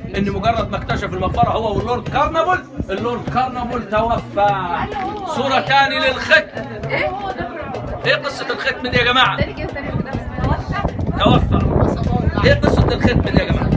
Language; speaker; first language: Arabic; native; Arabic